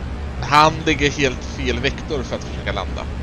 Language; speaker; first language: Swedish; native; Swedish